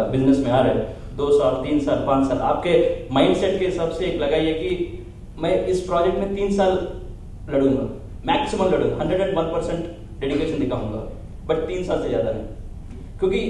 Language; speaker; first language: Hindi; non-native, local second language; Telugu